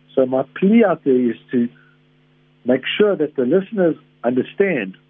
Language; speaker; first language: English; native; English